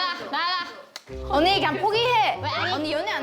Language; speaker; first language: Korean; non-native, fluent; Chinese